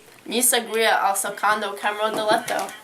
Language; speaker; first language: Italian; non-native, learner; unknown